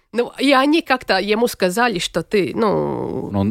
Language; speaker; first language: Russian; non-native, local second language; Latvian